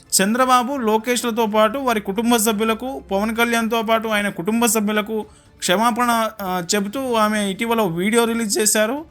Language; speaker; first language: Telugu; native; Telugu